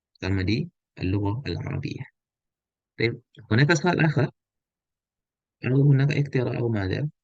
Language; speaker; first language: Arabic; non-native, fluent; Indonesian